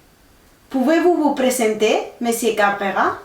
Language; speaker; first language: French; non-native, fluent; Spanish